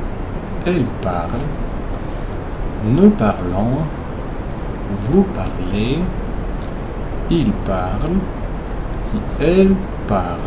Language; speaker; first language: French; non-native, fluent; Russian